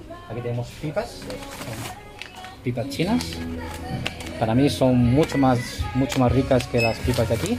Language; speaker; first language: Spanish; non-native, fluent; Chinese